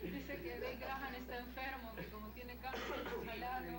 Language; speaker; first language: Spanish; native; Spanish